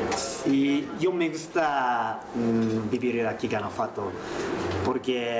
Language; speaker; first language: Spanish; non-native, learner; Japanese